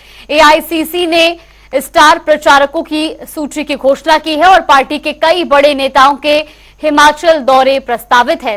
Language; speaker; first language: Hindi; native; Hindi